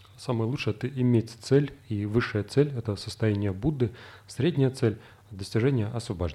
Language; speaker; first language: Russian; native; Russian